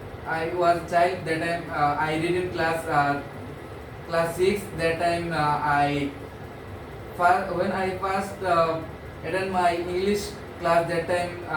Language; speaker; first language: English; non-native, learner; Bangla